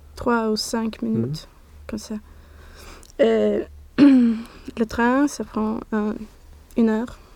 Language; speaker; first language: French; non-native, learner; Swedish